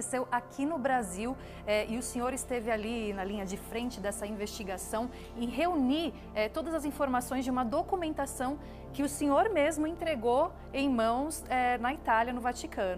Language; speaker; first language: Portuguese; native; Portuguese